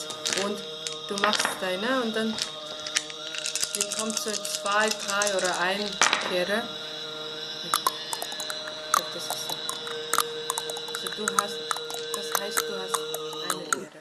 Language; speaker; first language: German; non-native, learner; Mongolian